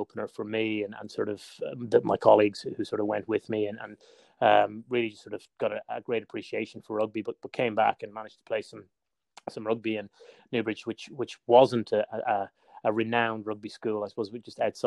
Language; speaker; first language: English; native; English